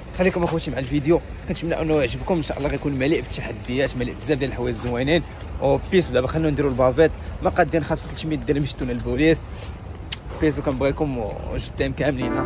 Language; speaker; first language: Arabic; native; Arabic